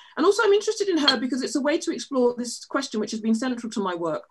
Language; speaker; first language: English; native; English